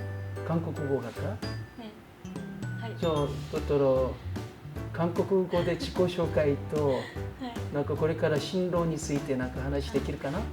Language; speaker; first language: Japanese; non-native, fluent; Korean